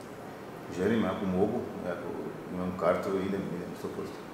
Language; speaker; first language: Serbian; non-native, fluent; Portuguese